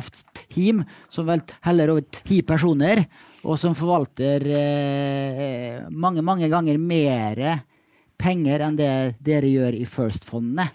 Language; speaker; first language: Norwegian; native; Norwegian